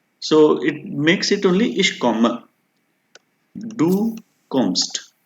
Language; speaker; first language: German; non-native, fluent; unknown